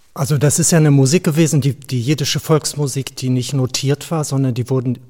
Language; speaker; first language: German; non-native, fluent; Slovenian